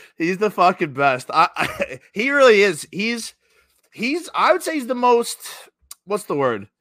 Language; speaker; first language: English; native; English